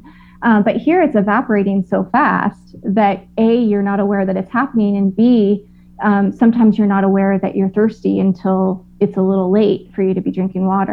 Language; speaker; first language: English; native; English